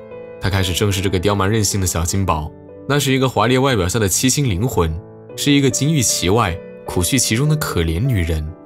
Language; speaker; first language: Chinese; native; Chinese